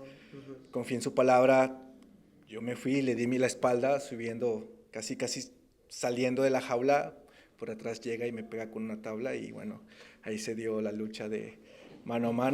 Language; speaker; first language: Spanish; native; Spanish